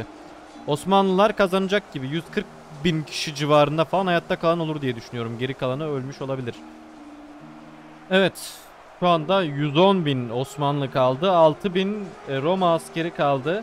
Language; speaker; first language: Turkish; native; Turkish